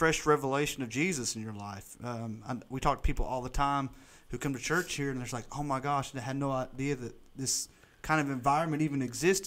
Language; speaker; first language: English; native; English